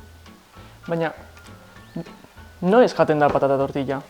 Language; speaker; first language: Basque; non-native, local second language; Spanish